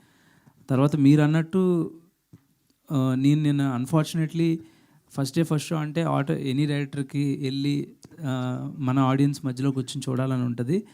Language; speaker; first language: Telugu; native; Telugu